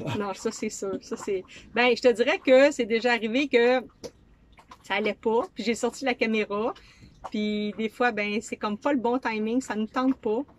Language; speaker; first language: French; native; French